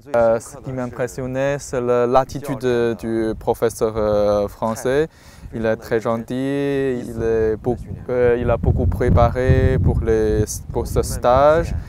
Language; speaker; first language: French; non-native, fluent; Chinese